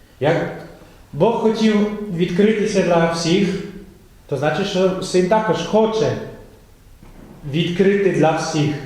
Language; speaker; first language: Ukrainian; non-native, fluent; Polish